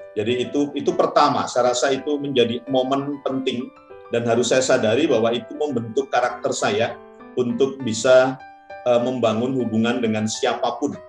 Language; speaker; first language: Indonesian; native; Indonesian